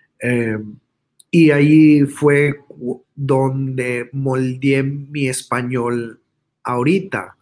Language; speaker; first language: Spanish; early bilingual, heritage; Spanish